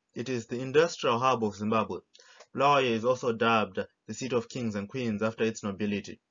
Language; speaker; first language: English; non-native, local second language; Shona